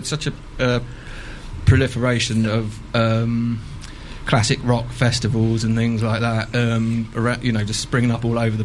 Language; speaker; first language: English; native; English